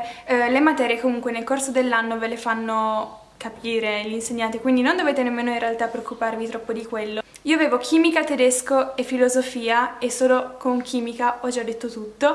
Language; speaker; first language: Italian; native; Italian